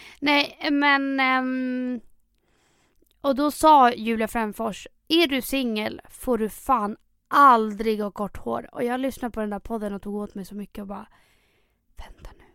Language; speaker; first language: Swedish; early bilingual, other home language; Spanish